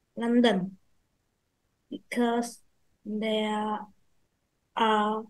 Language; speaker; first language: English; non-native, learner; Vietnamese